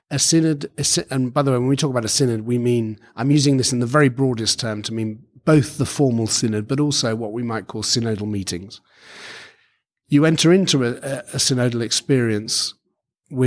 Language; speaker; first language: English; native; English